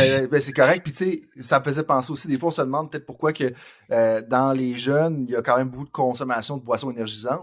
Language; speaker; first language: French; native; French